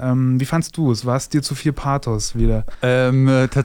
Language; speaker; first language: German; native; German